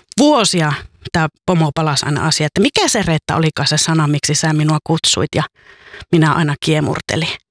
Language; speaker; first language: Finnish; native; Finnish